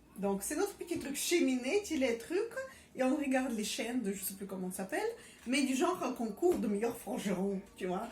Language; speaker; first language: French; non-native, fluent; Russian